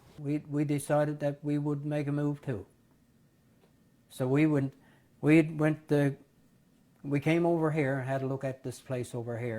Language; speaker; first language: English; native; English